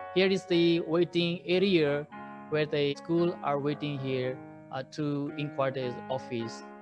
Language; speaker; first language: English; non-native, fluent; Burmese